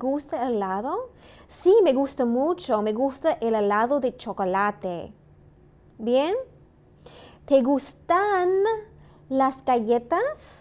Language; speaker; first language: Spanish; non-native, fluent; English